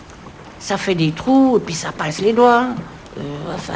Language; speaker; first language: French; native; French